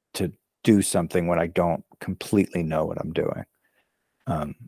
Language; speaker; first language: English; native; English